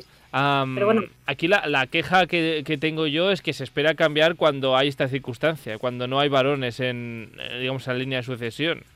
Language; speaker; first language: Spanish; native; Spanish